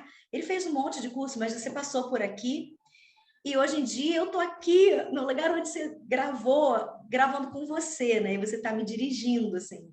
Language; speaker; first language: Portuguese; native; Portuguese